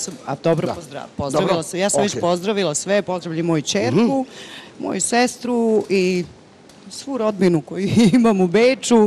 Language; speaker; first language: Serbian; native; Serbian